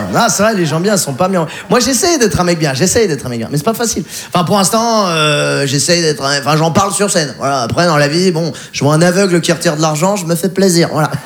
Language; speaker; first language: French; native; French